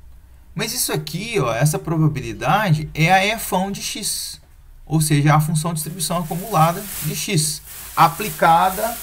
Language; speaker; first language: Portuguese; native; Portuguese